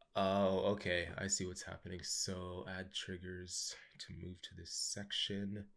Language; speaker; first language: English; native; English